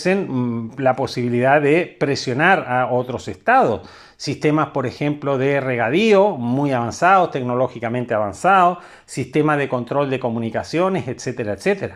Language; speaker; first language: Spanish; native; Spanish